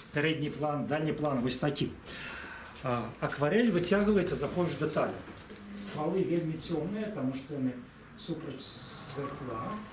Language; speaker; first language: Belarusian; non-native, local second language; Russian